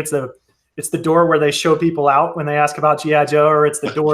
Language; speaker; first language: English; native; English